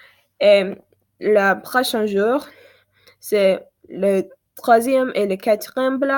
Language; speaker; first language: French; non-native, learner; English